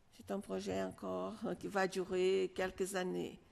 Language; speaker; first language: French; non-native, fluent; Portuguese